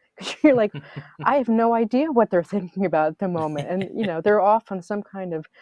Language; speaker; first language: English; native; English